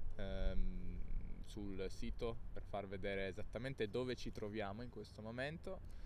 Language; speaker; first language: Italian; native; Italian